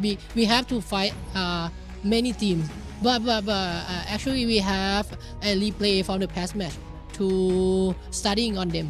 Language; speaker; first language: English; non-native, learner; Thai